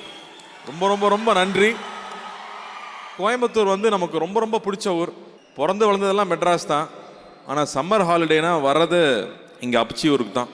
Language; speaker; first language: Tamil; native; Tamil